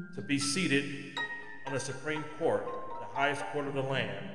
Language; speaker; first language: English; native; English